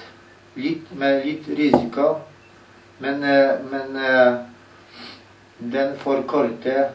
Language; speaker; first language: Norwegian; non-native, learner; Polish